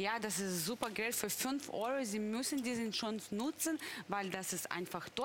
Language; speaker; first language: German; non-native, fluent; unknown